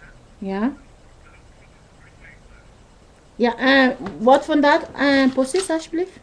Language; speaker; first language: Dutch; non-native, learner; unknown